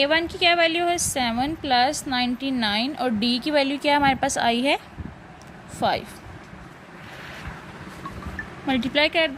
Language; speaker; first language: Hindi; non-native, local second language; Punjabi